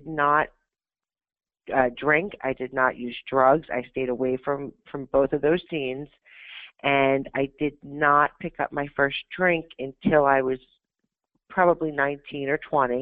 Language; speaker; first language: English; native; English